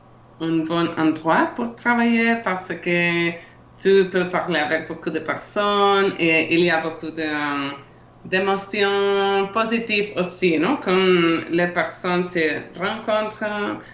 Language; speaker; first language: French; non-native, learner; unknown